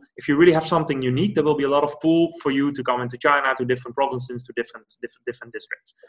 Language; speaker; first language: English; non-native, fluent; Dutch